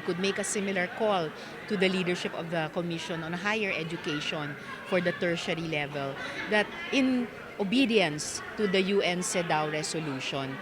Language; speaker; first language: English; non-native, local second language; Filipino